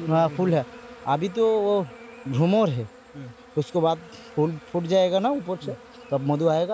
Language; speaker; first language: Hindi; non-native, local second language; Bangla